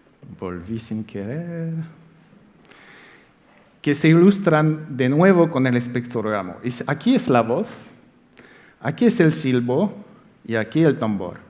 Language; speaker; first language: Spanish; non-native, fluent; French